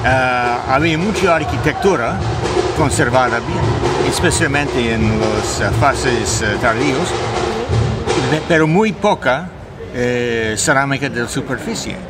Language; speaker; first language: Spanish; non-native, fluent; English